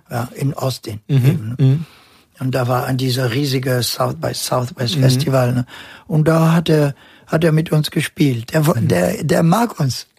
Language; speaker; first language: German; non-native, fluent; French